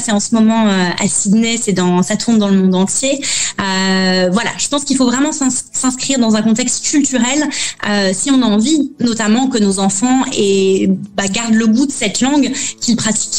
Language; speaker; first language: French; native; French